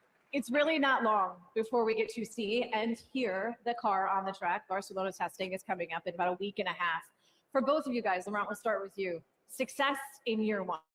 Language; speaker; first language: English; native; English